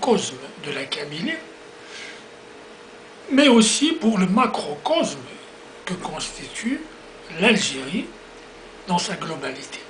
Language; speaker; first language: French; non-native, local second language; Kabyle